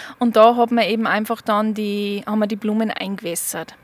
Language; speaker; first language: German; native; German